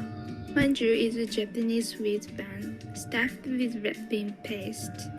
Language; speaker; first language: English; non-native, learner; Japanese